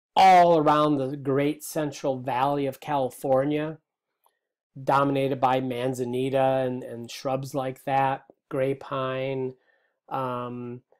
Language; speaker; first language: English; native; English